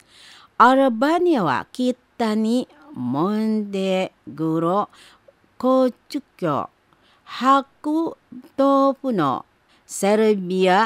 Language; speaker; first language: Japanese; non-native, learner; Indonesian